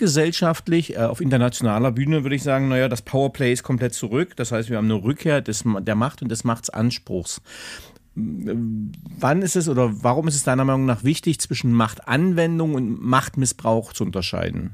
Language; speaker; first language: German; native; German